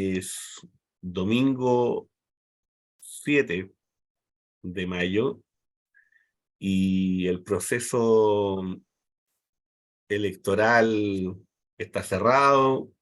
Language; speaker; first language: Spanish; native; Spanish